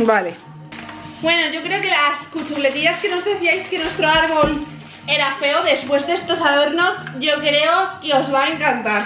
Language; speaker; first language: Spanish; native; Spanish